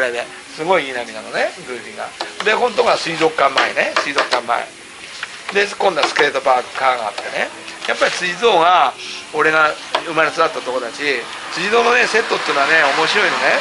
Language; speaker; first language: Japanese; native; Japanese